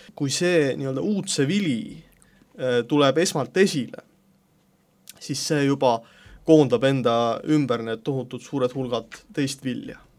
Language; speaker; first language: Estonian; native; Estonian